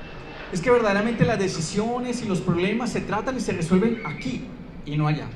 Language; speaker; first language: Spanish; native; Spanish